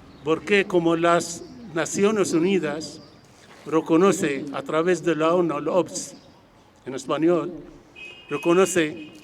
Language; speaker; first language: Spanish; non-native, fluent; Arabic